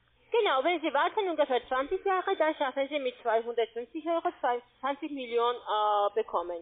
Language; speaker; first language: German; non-native, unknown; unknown